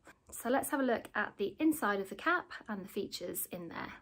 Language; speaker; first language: English; native; English